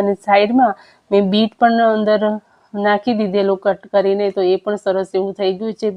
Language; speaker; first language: Gujarati; non-native, local second language; Kachhi